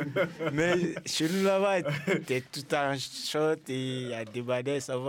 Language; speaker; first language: French; non-native, local second language; Dyula